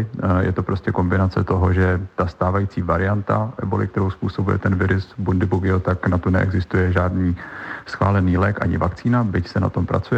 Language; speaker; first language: Czech; native; Czech